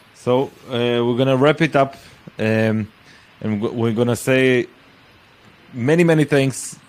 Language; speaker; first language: English; non-native, fluent; Hebrew